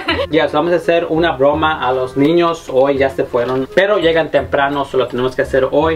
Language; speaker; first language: Spanish; native; Spanish